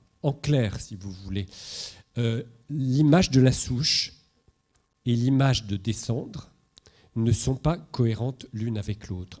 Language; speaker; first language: French; native; French